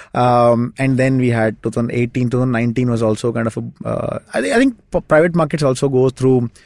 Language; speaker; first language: English; non-native, local second language; Kannada